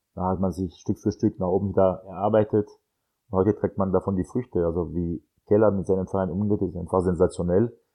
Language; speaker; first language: German; non-native, fluent; French